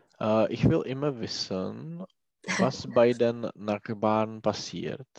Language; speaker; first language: German; non-native, learner; Czech